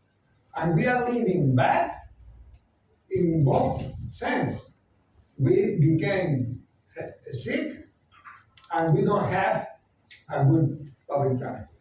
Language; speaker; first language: English; non-native, fluent; Spanish